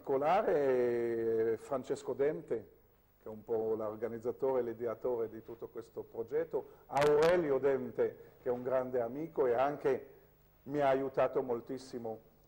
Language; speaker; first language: Italian; non-native, fluent; Hebrew